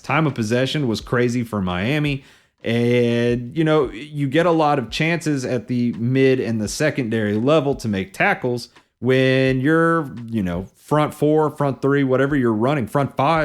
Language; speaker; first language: English; native; English